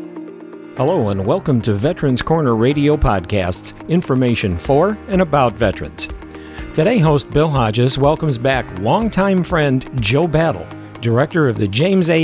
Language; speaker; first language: English; native; English